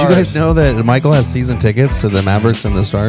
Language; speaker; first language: English; native; English